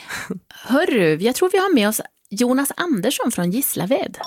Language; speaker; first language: Swedish; native; Swedish